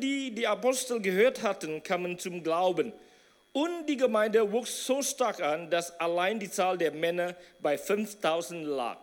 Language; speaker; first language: English; non-native, fluent; Indonesian